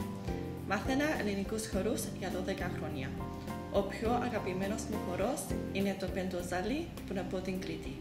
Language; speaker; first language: Greek; early bilingual, heritage; Greek